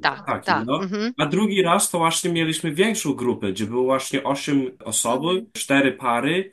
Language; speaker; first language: Polish; early bilingual, heritage; English